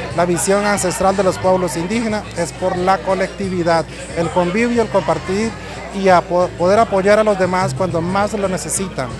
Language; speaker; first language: Spanish; non-native, local second language; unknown